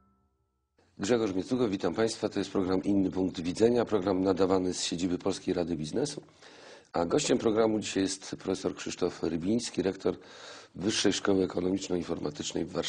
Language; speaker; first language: Polish; native; Polish